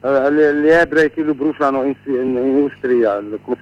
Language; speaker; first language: Italian; non-native, learner; Arabic